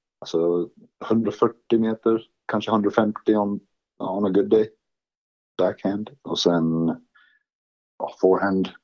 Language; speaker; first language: Swedish; non-native, fluent; English